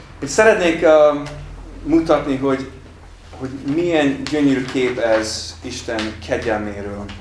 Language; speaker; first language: Hungarian; non-native, fluent; English